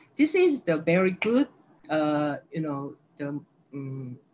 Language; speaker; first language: English; non-native, learner; Korean